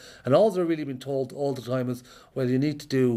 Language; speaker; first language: English; native; English